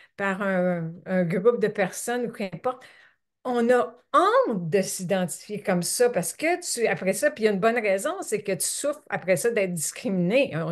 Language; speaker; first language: French; native; French